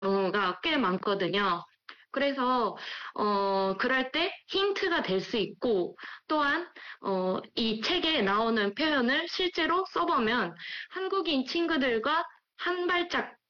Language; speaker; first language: Korean; non-native, fluent; Japanese